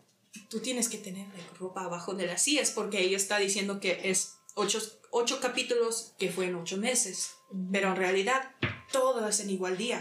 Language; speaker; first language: Spanish; early bilingual, heritage; English